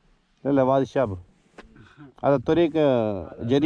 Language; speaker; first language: Arabic; non-native, learner; Malayalam